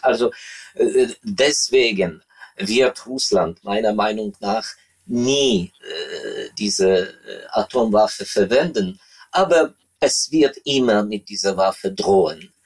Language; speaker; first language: German; non-native, fluent; Ukrainian